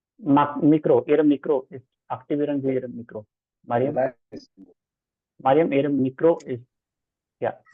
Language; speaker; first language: German; non-native, fluent; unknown